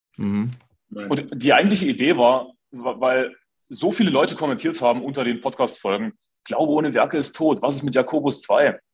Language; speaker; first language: German; native; German